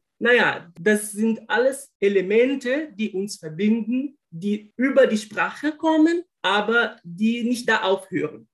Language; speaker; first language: German; non-native, fluent; Portuguese